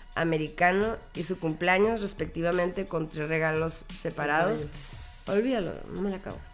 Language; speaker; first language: Spanish; native; Spanish